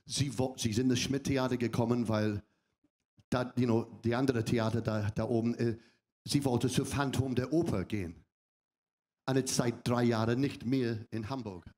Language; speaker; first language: German; non-native, fluent; English